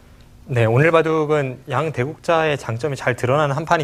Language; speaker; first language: Korean; native; Korean